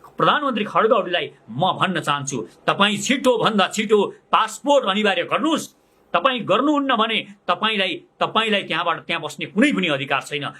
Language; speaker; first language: Nepali; native; Nepali